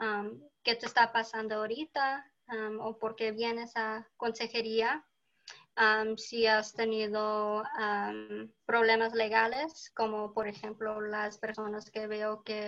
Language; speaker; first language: Spanish; early bilingual, heritage; Spanish